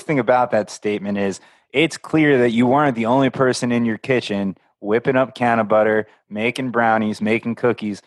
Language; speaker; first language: English; native; English